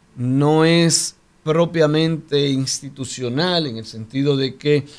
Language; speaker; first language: Spanish; native; Spanish